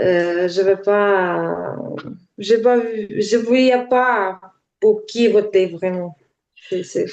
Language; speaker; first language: French; non-native, learner; Ukrainian